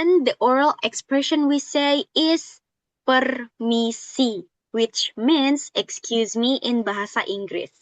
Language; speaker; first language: English; non-native, fluent; Indonesian